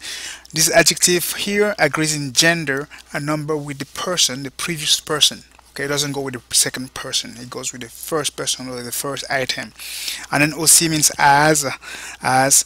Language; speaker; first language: English; non-native, fluent; French